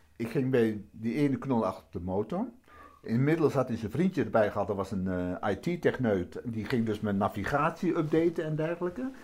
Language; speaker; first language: Dutch; native; Dutch